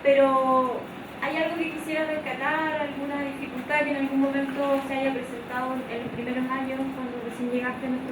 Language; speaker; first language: Spanish; native; Spanish